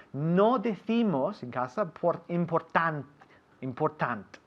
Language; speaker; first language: Spanish; non-native, fluent; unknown